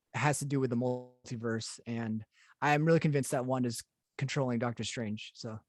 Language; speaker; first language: English; native; English